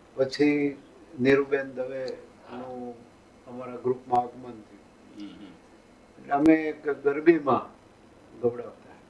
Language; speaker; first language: Gujarati; native; Gujarati